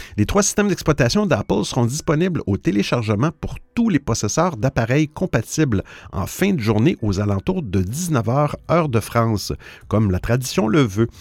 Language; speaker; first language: French; native; French